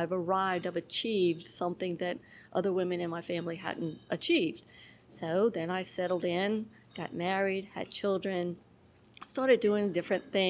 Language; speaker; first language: English; native; English